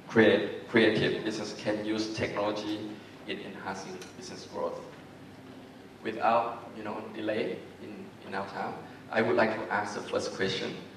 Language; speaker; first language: English; non-native, fluent; Thai